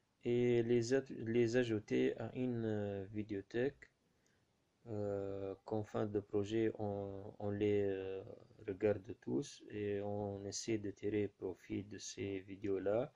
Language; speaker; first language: French; non-native, local second language; Arabic